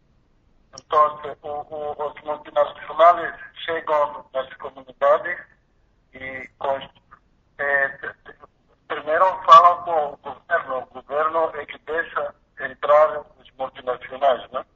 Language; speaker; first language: Spanish; non-native, learner; Portuguese